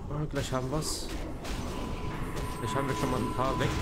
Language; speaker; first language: German; native; German